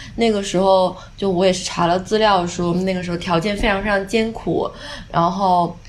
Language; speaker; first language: Chinese; non-native, local second language; Wu Chinese